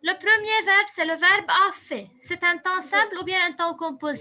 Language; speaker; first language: French; non-native, local second language; Arabic